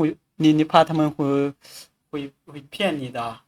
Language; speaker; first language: Chinese; non-native, fluent; Lao